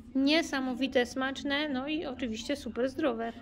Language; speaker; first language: Polish; native; Polish